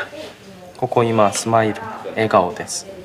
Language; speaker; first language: Japanese; non-native, learner; Korean